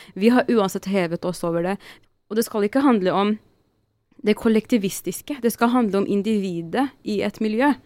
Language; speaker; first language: Norwegian; early bilingual, other home language; Arabic